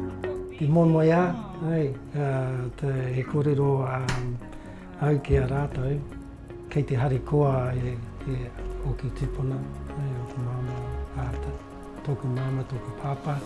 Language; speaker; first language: Māori; non-native, local second language; English